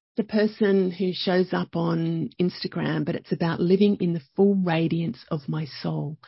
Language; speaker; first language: English; native; English